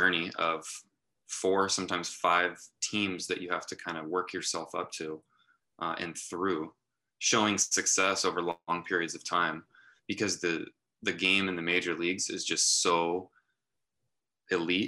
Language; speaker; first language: English; native; English